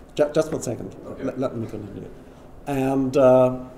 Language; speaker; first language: English; non-native, fluent; German